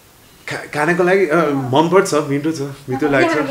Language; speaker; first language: Nepali; non-native, learner; English